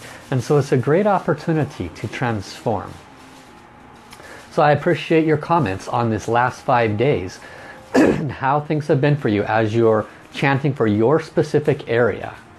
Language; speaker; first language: English; native; English